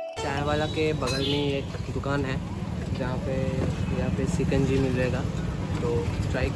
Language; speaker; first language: Hindi; non-native, local second language; Bangla